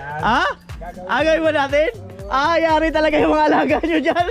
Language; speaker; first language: Filipino; native; Filipino